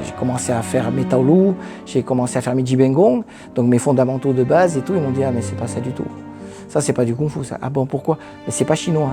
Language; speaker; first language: French; early bilingual, other home language; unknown